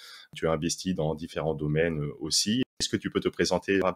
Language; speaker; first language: French; native; French